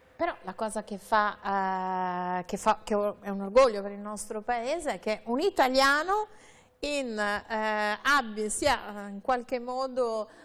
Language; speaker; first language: Italian; native; Italian